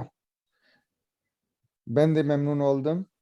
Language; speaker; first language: Turkish; non-native, learner; Urdu